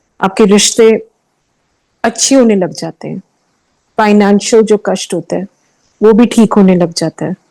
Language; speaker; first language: Hindi; early bilingual, heritage; Hindi